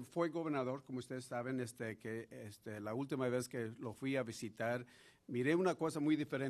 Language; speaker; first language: Spanish; early bilingual, heritage; Spanish